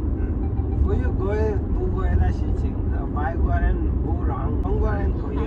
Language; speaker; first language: Chinese; non-native, learner; Urdu